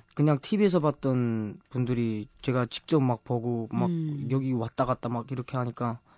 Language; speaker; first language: Korean; early bilingual, heritage; Korean